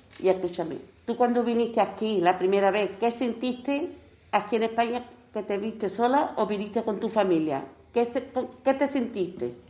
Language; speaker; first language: Spanish; native; Spanish